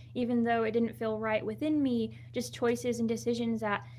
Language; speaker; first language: English; native; English